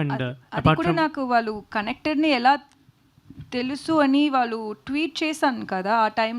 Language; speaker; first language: Telugu; non-native, learner; Tamil